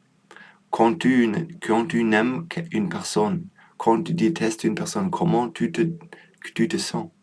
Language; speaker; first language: French; non-native, learner; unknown